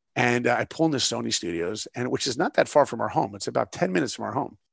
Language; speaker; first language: English; native; English